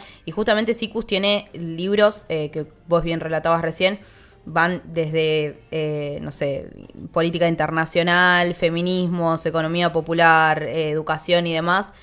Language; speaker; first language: Spanish; native; Spanish